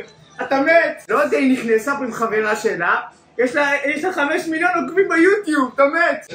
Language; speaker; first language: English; non-native, learner; Hebrew